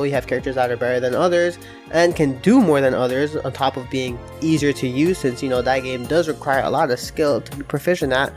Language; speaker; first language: English; native; English